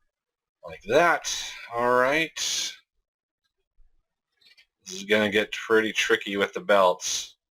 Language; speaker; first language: English; native; English